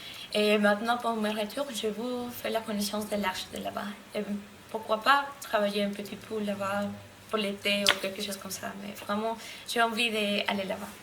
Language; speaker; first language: French; non-native, learner; Spanish